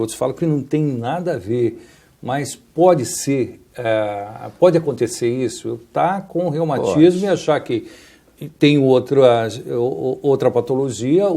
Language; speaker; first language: Portuguese; native; Portuguese